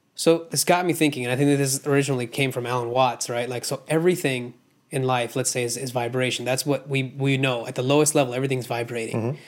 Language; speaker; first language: English; non-native, local second language; Hindi